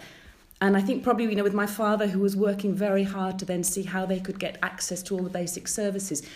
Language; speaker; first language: English; native; English